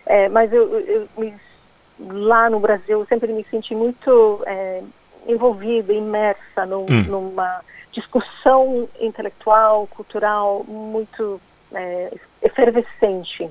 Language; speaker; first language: Portuguese; non-native, fluent; English